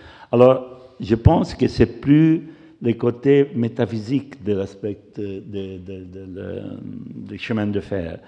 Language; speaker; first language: French; non-native, fluent; Italian